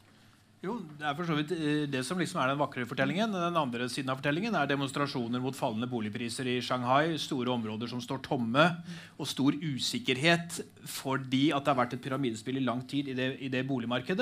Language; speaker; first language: Norwegian; native; Norwegian